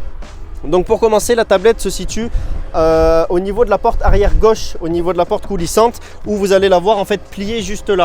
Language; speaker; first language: French; native; French